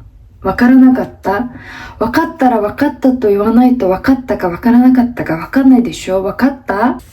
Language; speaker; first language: Japanese; non-native, fluent; Mongolian